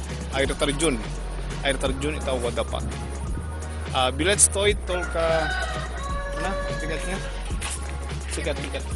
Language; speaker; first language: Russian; non-native, learner; Javanese